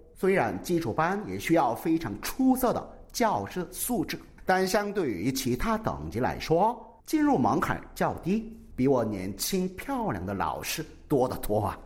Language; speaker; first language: Chinese; non-native, fluent; Korean